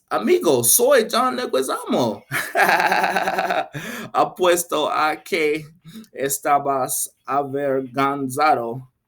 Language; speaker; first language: Spanish; non-native, learner; English